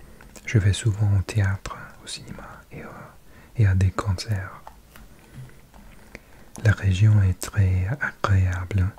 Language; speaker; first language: French; non-native, learner; English